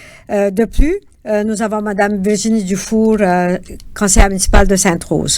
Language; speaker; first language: French; native; French